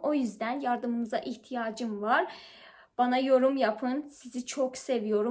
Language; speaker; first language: Turkish; non-native, learner; Persian